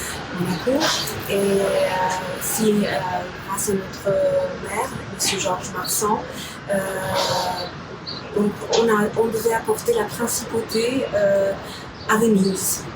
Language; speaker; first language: French; non-native, fluent; Romanian